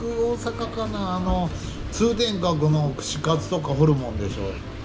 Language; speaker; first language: Japanese; native; Japanese